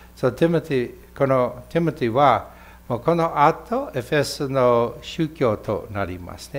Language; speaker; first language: Japanese; non-native, fluent; English